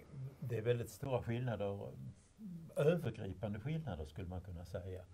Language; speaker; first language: Swedish; native; Swedish